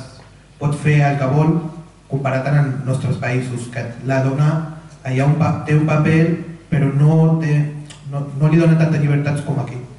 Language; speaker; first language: Catalan; early bilingual, other home language; Urdu